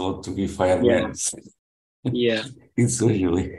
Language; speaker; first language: English; non-native, learner; Portuguese